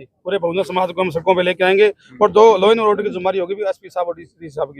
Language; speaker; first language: Hindi; native; Hindi